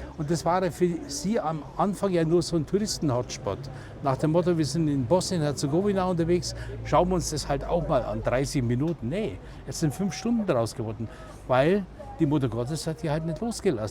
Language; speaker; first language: German; native; German